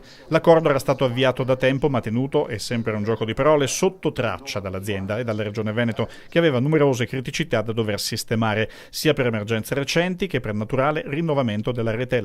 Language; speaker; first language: Italian; native; Italian